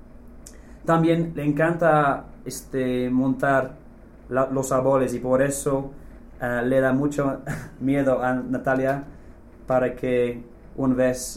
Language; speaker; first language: Spanish; non-native, fluent; English